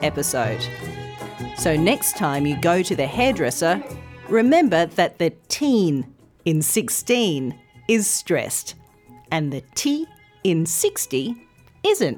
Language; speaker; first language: English; native; English